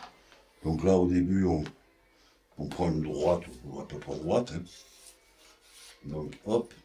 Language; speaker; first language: French; native; French